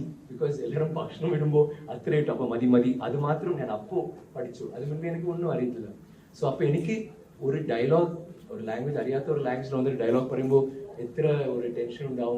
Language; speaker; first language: Malayalam; non-native, learner; Tamil